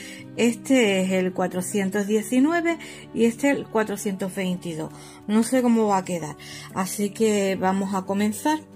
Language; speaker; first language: Spanish; native; Spanish